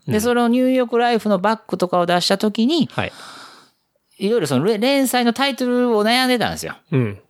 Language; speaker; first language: Japanese; native; Japanese